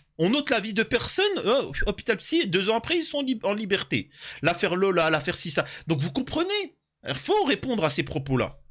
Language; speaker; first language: French; early bilingual, other home language; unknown